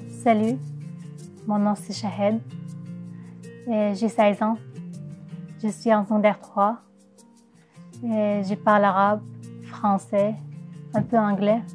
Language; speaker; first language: French; non-native, learner; Arabic